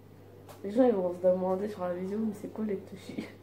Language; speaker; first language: French; native; French